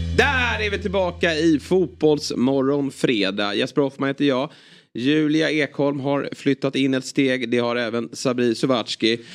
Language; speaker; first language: Swedish; native; Swedish